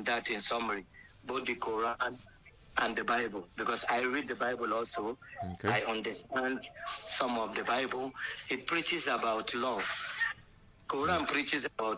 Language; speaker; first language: English; non-native, local second language; Hausa